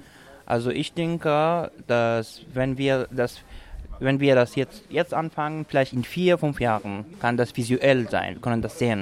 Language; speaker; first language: German; non-native, local second language; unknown